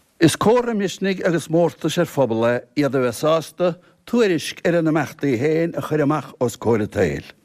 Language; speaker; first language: Irish; native; Irish